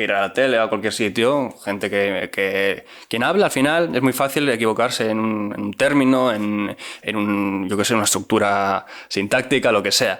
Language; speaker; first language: Spanish; native; Spanish